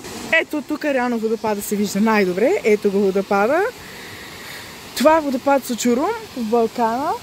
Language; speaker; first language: Bulgarian; native; Bulgarian